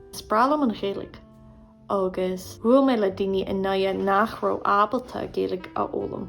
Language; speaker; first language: Irish; non-native, local second language; English